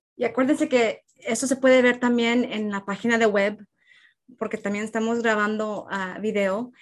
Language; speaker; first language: Spanish; early bilingual, heritage; Spanish